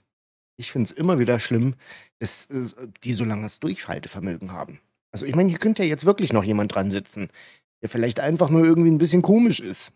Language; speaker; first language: German; native; German